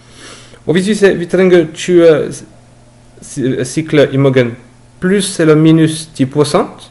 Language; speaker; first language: Norwegian; non-native, learner; French